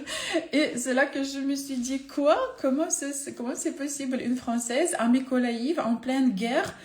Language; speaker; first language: French; non-native, fluent; Ukrainian